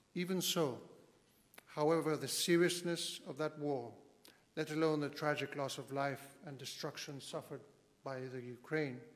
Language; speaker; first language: English; non-native, fluent; Spanish